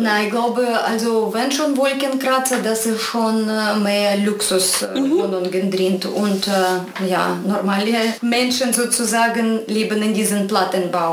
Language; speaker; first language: German; non-native, fluent; Russian